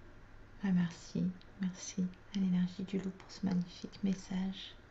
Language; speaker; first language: French; native; French